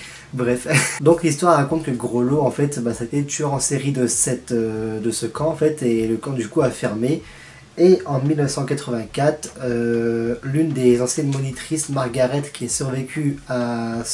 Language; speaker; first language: French; native; French